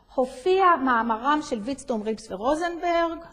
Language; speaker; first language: Hebrew; native; Hebrew